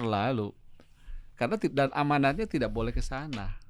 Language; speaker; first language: Indonesian; native; Indonesian